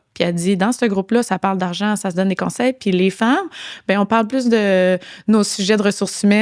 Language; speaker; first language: French; native; French